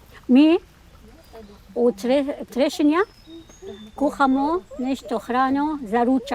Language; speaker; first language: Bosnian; non-native, learner; Arabic